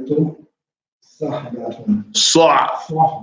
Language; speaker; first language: Arabic; non-native, learner; English